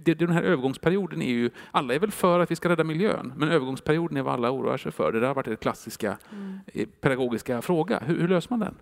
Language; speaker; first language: Swedish; native; Swedish